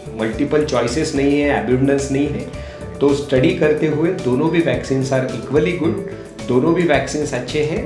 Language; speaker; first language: Hindi; non-native, local second language; Marathi